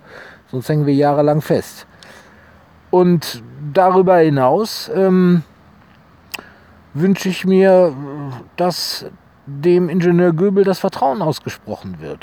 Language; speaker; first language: German; native; German